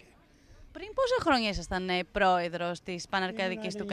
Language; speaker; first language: Greek; native; Greek